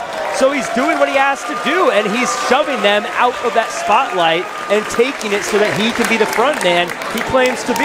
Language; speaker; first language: English; native; English